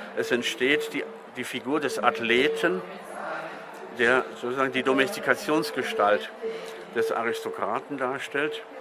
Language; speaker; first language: German; native; German